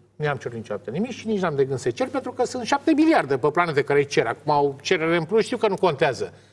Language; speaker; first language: Romanian; native; Romanian